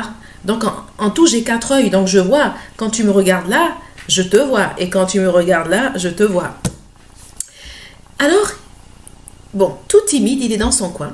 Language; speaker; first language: French; native; French